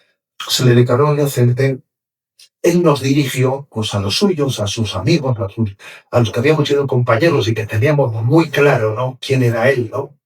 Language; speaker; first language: Spanish; native; Spanish